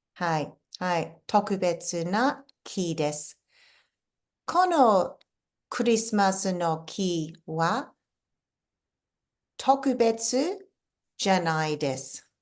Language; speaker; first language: Japanese; non-native, fluent; English